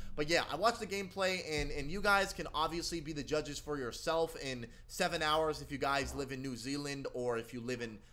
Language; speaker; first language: English; native; English